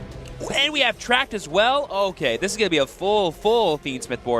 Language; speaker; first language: English; native; English